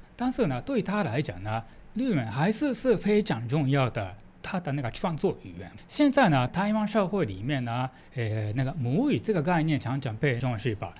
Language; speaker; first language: Chinese; non-native, fluent; Japanese